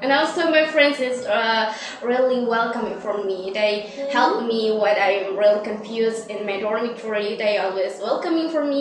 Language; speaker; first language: English; non-native, learner; Indonesian